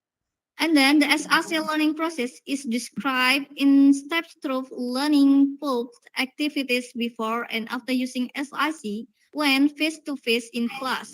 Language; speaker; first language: English; non-native, learner; Indonesian